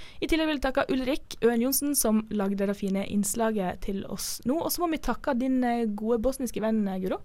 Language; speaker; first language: Norwegian; native; Norwegian